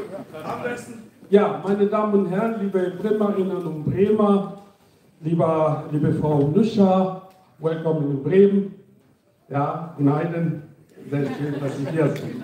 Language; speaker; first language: German; non-native, fluent; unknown